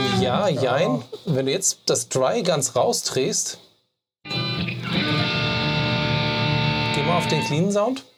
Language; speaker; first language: German; native; German